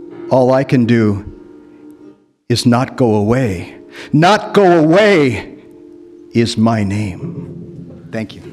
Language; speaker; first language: English; early bilingual, other home language; Spanish